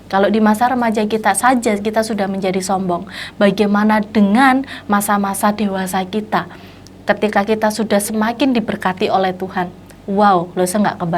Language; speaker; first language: Indonesian; native; Indonesian